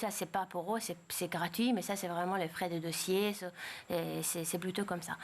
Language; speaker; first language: French; non-native, fluent; Persian